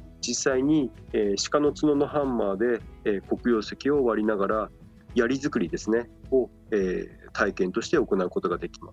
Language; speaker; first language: Japanese; native; Japanese